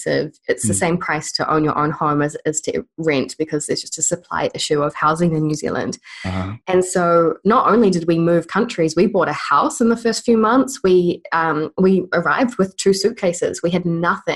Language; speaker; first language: English; native; English